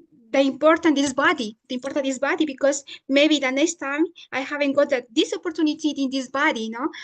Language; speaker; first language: English; non-native, learner; Italian